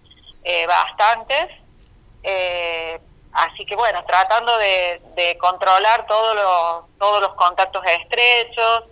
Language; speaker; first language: Spanish; native; Spanish